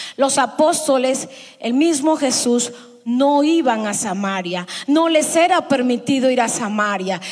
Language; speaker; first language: Spanish; early bilingual, heritage; Spanish